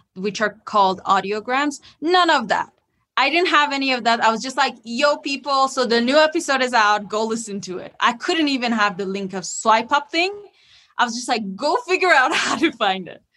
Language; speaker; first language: English; non-native, fluent; Persian